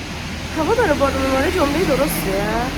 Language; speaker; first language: Persian; native; Persian